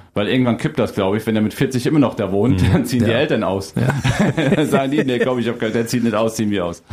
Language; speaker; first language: German; native; German